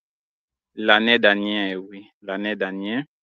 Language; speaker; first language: French; non-native, learner; Swahili